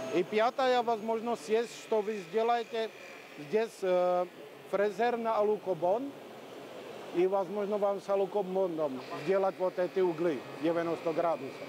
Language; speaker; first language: Russian; non-native, learner; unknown